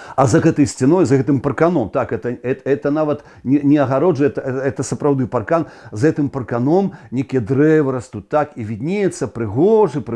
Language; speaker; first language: Belarusian; native; Belarusian